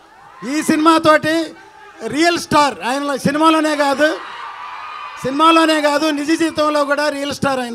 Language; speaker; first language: Telugu; native; Telugu